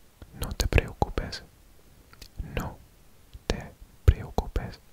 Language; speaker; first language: Spanish; non-native, fluent; Welsh